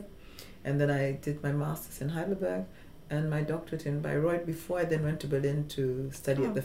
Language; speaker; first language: English; non-native, local second language; Luo (Kenya and Tanzania)